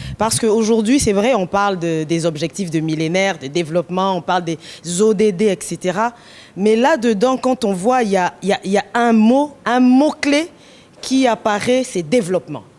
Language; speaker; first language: French; non-native, local second language; Lingala